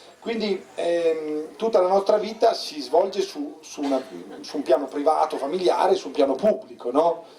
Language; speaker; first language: Italian; native; Italian